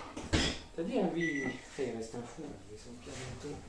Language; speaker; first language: French; native; French